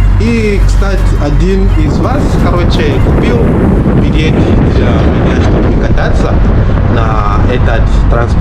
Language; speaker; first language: Russian; non-native, learner; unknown